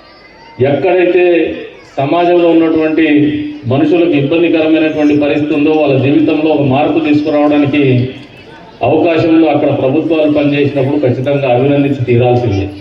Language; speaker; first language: Telugu; native; Telugu